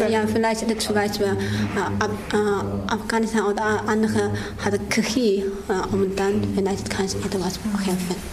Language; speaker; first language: German; non-native, learner; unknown